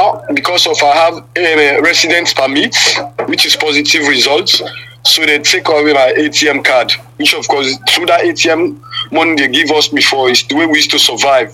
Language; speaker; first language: English; non-native, local second language; Krio